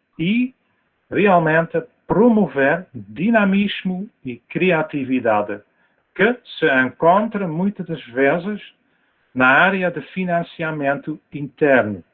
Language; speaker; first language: Portuguese; non-native, fluent; Dutch